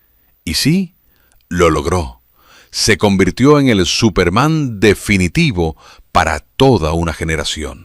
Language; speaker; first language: Spanish; native; Spanish